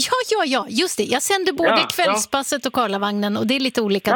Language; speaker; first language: Swedish; native; Swedish